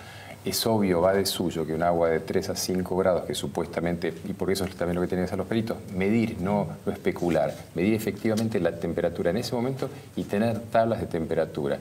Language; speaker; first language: Spanish; native; Spanish